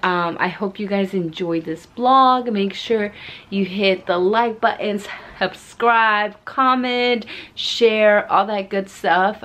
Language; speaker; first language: English; early bilingual, other home language; Spanish